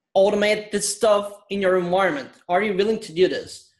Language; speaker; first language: English; non-native, fluent; Turkish